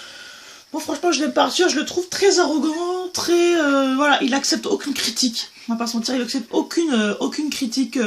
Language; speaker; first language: French; native; French